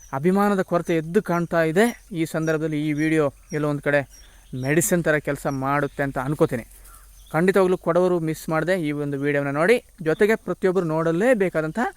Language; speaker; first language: Kannada; non-native, local second language; Kodava